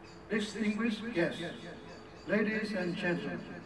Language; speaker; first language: English; non-native, fluent; Vietnamese